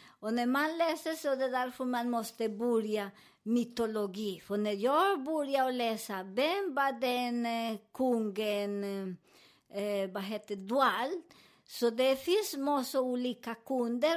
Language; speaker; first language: Swedish; non-native, learner; Spanish